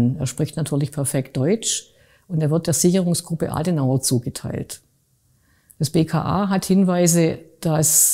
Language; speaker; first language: German; native; German